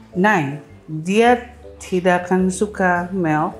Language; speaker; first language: Indonesian; native; Indonesian